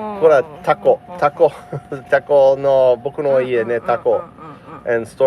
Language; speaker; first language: Japanese; non-native, learner; English